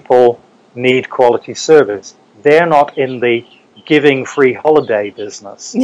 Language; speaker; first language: English; native; English